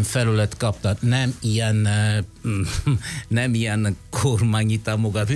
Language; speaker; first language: Hungarian; non-native, fluent; Italian